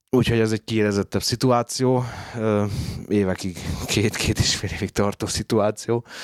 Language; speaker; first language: Hungarian; native; Hungarian